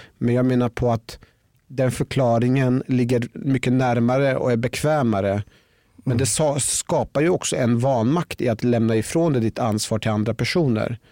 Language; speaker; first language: Swedish; early bilingual, other home language; Persian